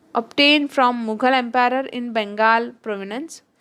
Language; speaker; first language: English; non-native, local second language; Marathi